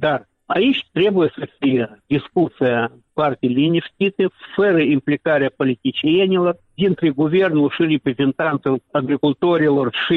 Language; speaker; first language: Romanian; non-native, local second language; Russian